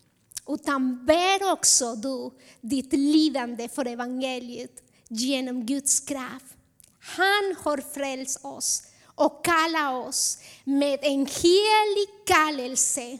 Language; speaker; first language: Swedish; non-native, fluent; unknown